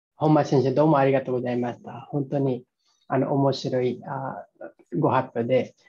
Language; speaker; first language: Japanese; non-native, fluent; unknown